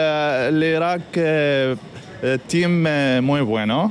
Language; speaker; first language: Spanish; non-native, learner; Arabic